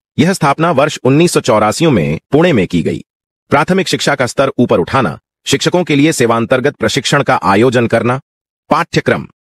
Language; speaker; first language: Hindi; non-native, local second language; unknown